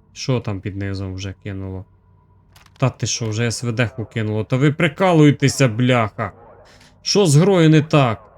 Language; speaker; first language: Ukrainian; native; Ukrainian